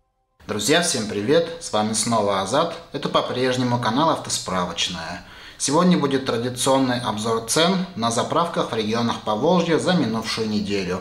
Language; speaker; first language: Russian; native; Russian